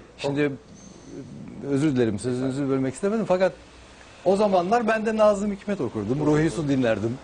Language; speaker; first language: Turkish; native; Turkish